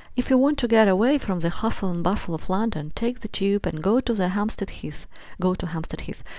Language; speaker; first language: English; non-native, fluent; Russian